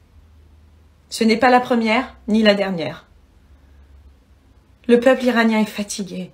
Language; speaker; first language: French; early bilingual, other home language; Persian